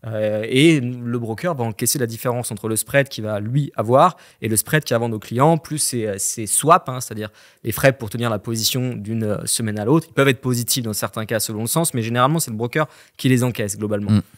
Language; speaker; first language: French; native; French